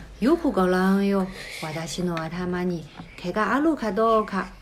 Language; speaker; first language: Japanese; non-native, learner; Chinese